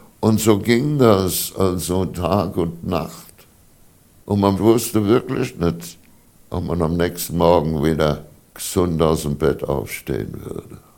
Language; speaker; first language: German; native; German